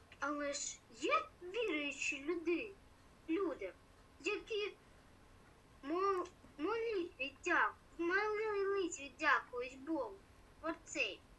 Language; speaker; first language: Ukrainian; non-native, local second language; Russian